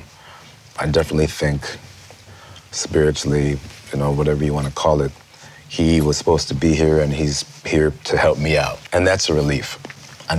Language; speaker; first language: English; native; English